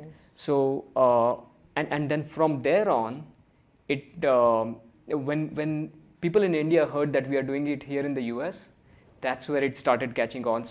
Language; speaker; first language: English; early bilingual, other home language; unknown